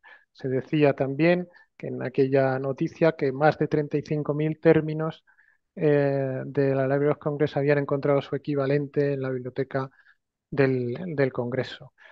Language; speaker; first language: Spanish; native; Spanish